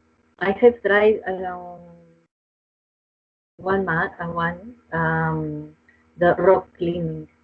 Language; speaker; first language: English; non-native, learner; Spanish